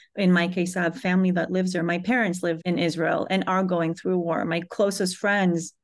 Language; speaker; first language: English; early bilingual, other home language; Hebrew